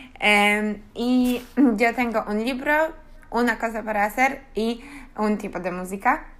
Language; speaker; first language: Spanish; non-native, learner; Polish